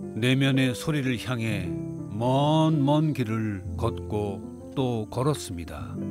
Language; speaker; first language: Korean; native; Korean